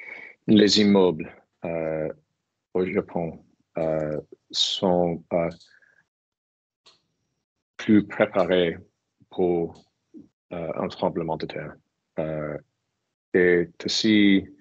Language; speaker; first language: French; non-native, learner; English